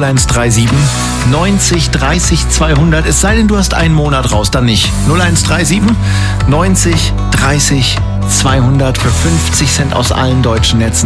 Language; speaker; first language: German; native; German